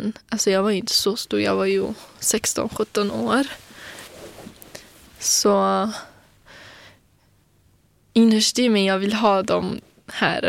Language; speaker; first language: Swedish; non-native, fluent; Kurdish